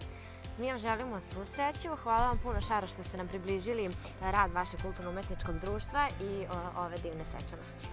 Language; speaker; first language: Serbian; native; Serbian